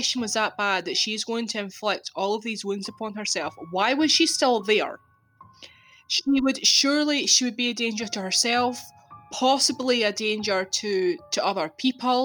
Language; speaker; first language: English; native; English